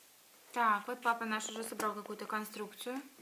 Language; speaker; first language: Russian; native; Russian